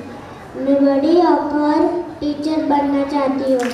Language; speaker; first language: Hindi; non-native, local second language; Gujarati